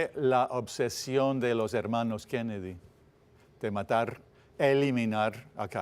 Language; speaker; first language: Spanish; non-native, fluent; English